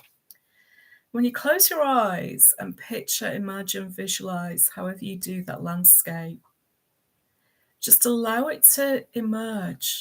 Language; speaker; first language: English; native; English